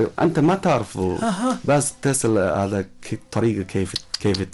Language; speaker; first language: Arabic; non-native, learner; Chinese